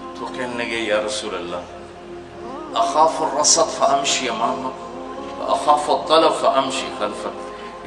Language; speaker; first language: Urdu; non-native, local second language; Punjabi